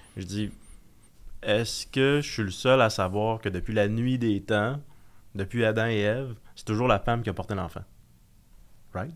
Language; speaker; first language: French; native; French